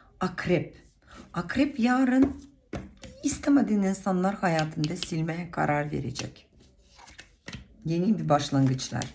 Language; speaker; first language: Turkish; non-native, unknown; Russian